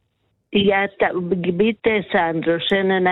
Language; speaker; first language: German; non-native, learner; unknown